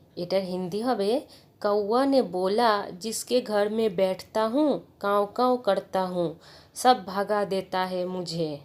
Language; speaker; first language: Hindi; non-native, local second language; Bangla